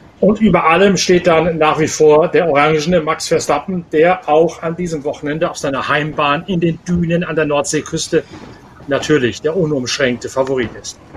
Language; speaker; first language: German; native; German